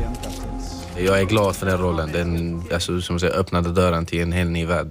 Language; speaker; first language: Swedish; non-native, fluent; Arabic